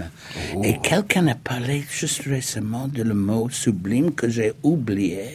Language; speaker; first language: French; non-native, fluent; English